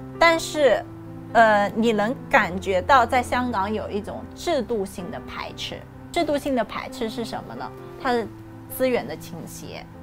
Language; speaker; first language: Chinese; native; Chinese